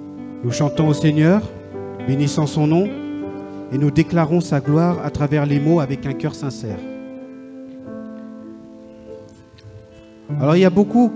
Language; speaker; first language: French; native; French